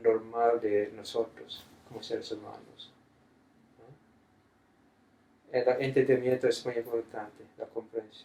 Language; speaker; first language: Spanish; non-native, fluent; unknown